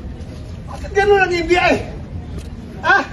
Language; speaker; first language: Filipino; native; Filipino